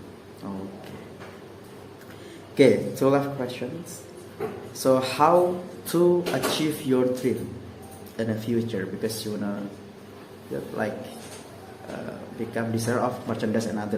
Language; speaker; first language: English; non-native, learner; Indonesian